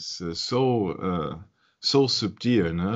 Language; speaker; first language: Dutch; non-native, learner; German